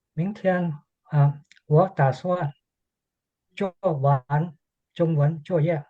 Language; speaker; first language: Chinese; non-native, learner; English